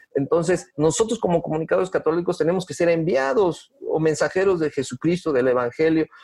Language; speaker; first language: Spanish; native; Spanish